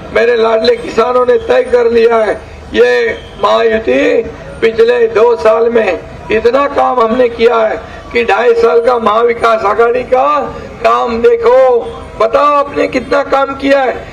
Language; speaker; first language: Hindi; non-native, local second language; Marathi